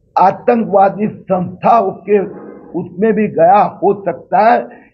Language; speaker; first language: Hindi; non-native, local second language; Marathi